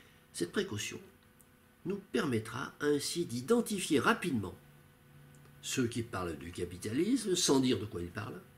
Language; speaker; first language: French; native; French